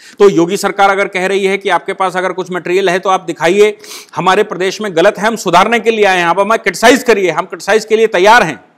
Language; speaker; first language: Hindi; native; Hindi